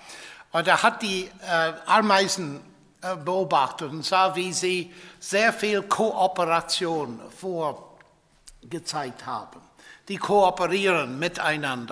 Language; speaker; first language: German; non-native, fluent; English